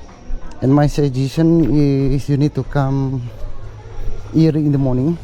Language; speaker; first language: English; non-native, fluent; Indonesian